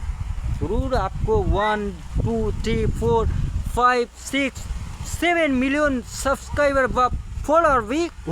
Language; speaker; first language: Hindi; non-native, learner; Bangla